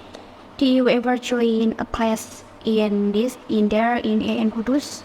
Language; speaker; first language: English; non-native, fluent; Indonesian